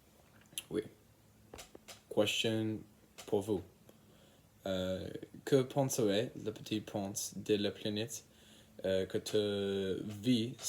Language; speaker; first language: French; non-native, learner; English